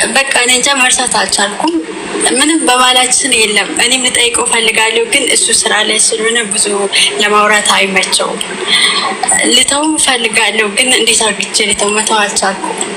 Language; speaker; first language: Amharic; native; Amharic